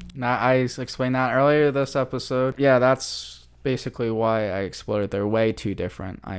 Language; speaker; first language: English; native; English